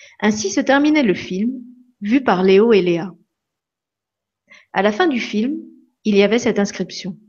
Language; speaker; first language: French; native; French